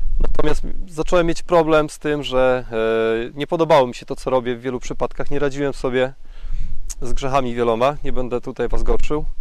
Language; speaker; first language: Polish; native; Polish